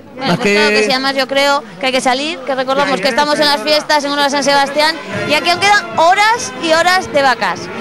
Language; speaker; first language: Spanish; native; Spanish